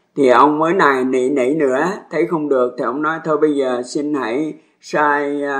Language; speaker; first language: Vietnamese; native; Vietnamese